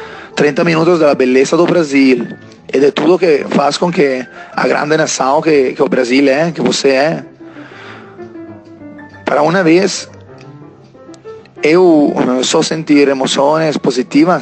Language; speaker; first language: Portuguese; non-native, learner; Italian